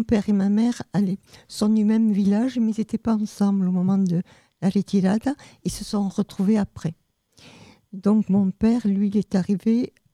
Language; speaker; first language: French; native; French